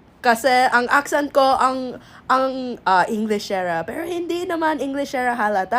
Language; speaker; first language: Filipino; non-native, learner; English